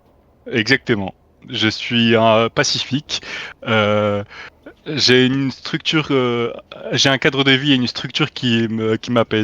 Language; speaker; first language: French; native; French